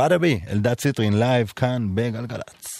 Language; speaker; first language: Hebrew; native; Hebrew